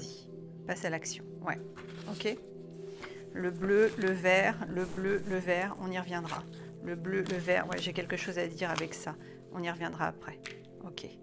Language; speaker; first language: French; native; French